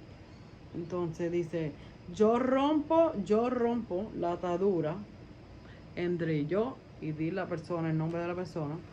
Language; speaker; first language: Spanish; early bilingual, heritage; Spanish